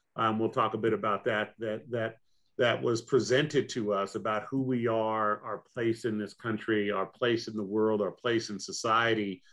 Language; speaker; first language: English; native; English